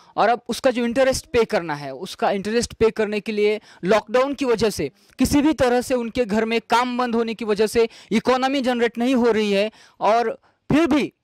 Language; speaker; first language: Hindi; non-native, local second language; Marathi